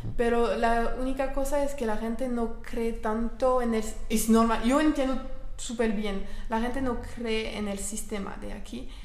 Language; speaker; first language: Spanish; non-native, learner; French